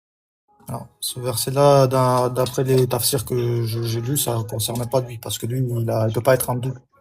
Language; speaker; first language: French; native; French